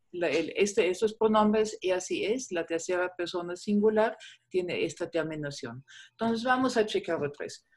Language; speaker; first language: Spanish; non-native, fluent; German